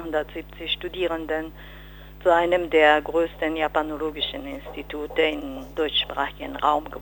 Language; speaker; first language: German; non-native, fluent; Japanese